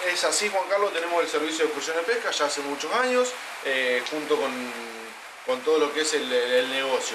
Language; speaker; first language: Spanish; native; Spanish